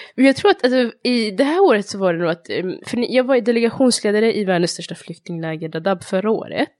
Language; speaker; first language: Swedish; early bilingual, other home language; Somali